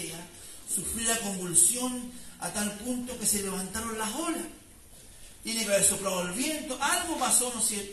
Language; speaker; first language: Spanish; native; Spanish